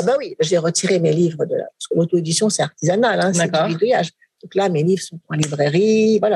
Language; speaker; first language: French; native; French